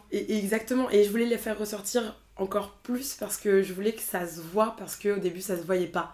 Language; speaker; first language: French; native; French